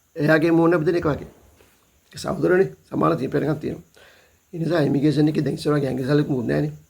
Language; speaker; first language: Sinhala; native; Sinhala